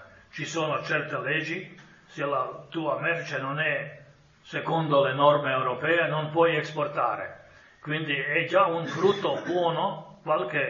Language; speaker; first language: Italian; non-native, fluent; Croatian